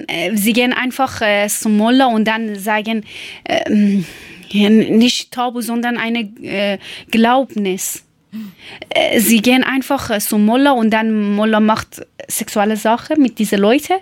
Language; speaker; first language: German; non-native, learner; Persian